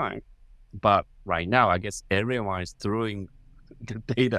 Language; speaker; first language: English; non-native, fluent; Japanese